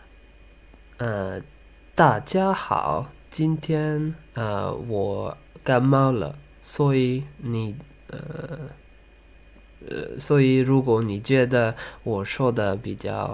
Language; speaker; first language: Chinese; early bilingual, heritage; Chinese